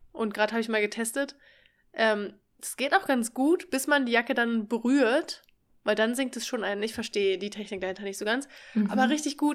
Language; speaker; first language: German; native; German